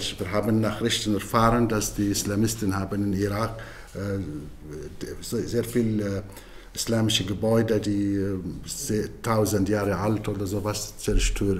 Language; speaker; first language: German; non-native, fluent; Arabic